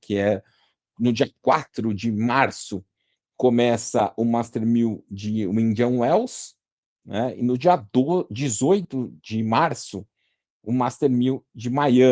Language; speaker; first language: Portuguese; native; Portuguese